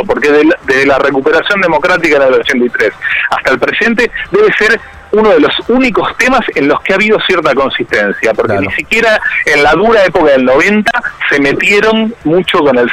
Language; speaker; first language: Spanish; native; Spanish